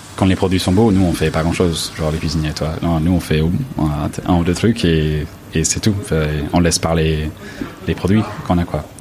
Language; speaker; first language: French; non-native, fluent; English